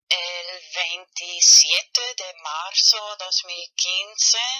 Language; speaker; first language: Spanish; non-native, learner; German